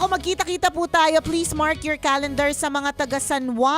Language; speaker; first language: Filipino; native; Filipino